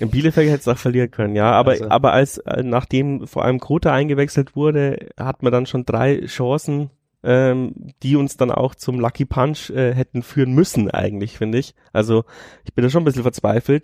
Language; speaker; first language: German; native; German